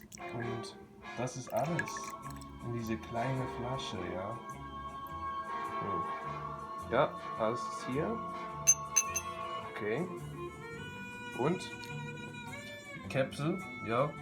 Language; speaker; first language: German; non-native, learner; English